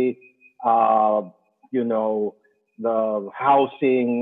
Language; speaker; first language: English; non-native, fluent; Spanish